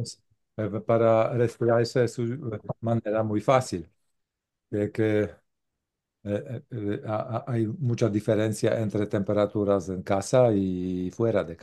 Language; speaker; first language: Spanish; non-native, learner; Polish